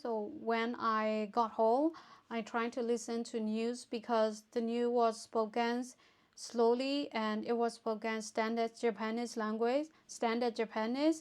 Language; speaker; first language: English; non-native, fluent; Burmese